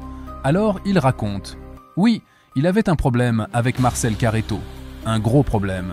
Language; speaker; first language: French; native; French